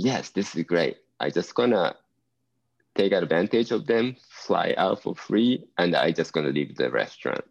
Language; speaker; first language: English; non-native, fluent; Japanese